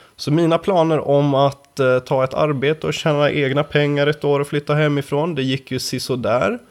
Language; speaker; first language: Swedish; native; Swedish